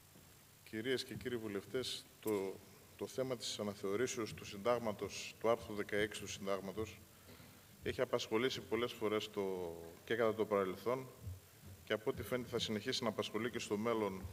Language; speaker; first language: Greek; native; Greek